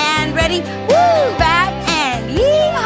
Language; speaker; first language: English; native; English